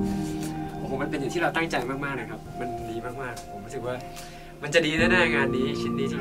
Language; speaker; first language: Thai; native; Thai